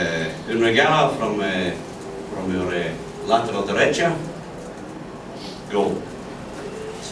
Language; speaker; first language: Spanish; non-native, learner; English